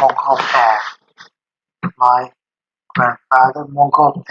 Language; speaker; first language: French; non-native, learner; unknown